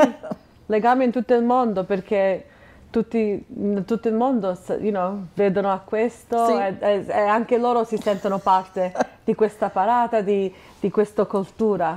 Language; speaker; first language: Italian; non-native, fluent; English